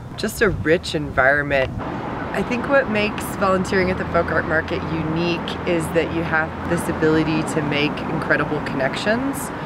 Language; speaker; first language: English; native; English